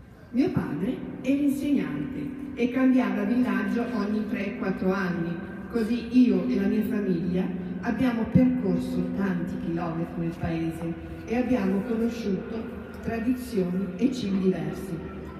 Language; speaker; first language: Italian; non-native, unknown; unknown